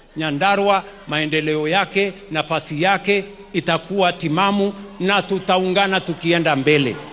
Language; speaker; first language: Swahili; non-native, local second language; Kalenjin